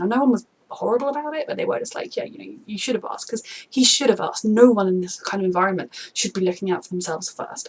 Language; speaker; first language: English; native; English